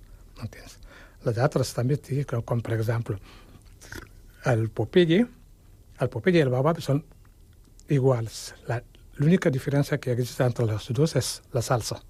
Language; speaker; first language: Catalan; non-native, fluent; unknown